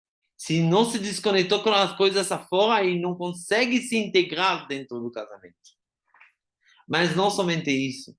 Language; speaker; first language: Portuguese; non-native, fluent; Hebrew